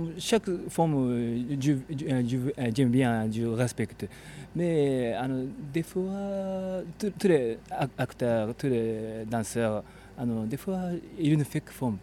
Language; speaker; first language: French; non-native, learner; Japanese